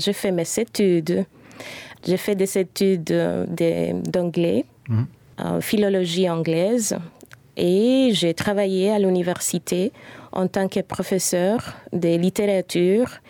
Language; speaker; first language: French; non-native, fluent; Spanish